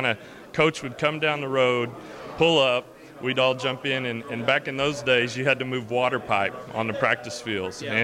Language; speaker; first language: English; native; English